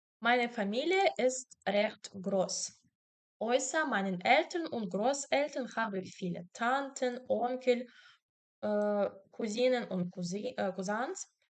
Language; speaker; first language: German; non-native, learner; Ukrainian